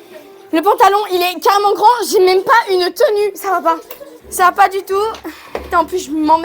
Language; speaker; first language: French; native; French